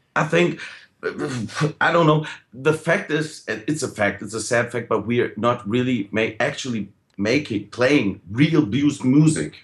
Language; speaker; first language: English; non-native, fluent; German